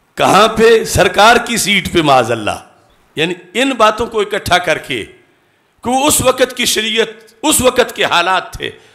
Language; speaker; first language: Urdu; non-native, local second language; Punjabi